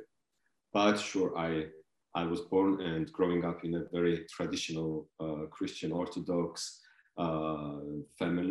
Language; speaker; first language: English; non-native, fluent; Georgian